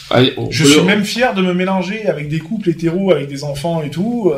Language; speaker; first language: French; native; French